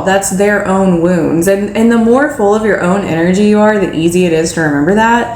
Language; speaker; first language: English; native; English